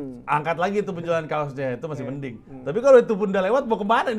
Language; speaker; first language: Indonesian; native; Indonesian